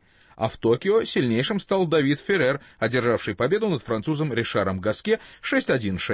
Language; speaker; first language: Russian; native; Russian